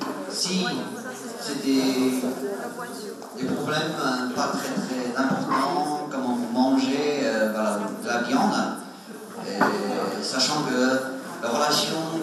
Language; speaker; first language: French; non-native, fluent; Chinese